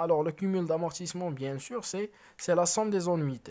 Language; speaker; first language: French; non-native, local second language; Arabic